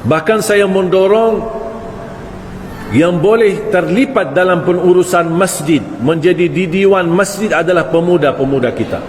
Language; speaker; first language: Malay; non-native, fluent; Arabic